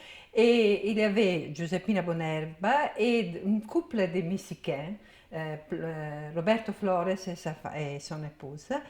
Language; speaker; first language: French; non-native, fluent; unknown